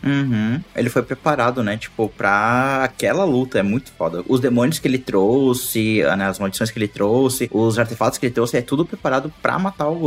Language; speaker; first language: Portuguese; native; Portuguese